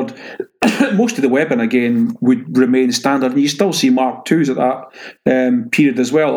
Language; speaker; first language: English; native; English